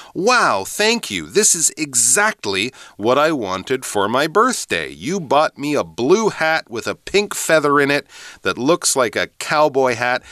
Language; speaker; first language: English; native; English